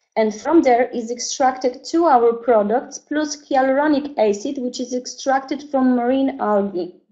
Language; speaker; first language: English; non-native, fluent; Polish